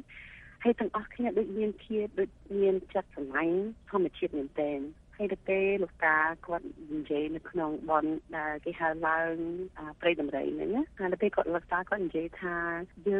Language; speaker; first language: Khmer; early bilingual, heritage; Khmer